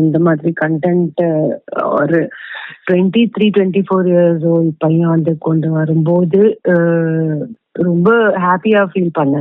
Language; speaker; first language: Tamil; non-native, fluent; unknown